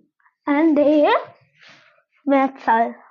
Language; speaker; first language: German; non-native, learner; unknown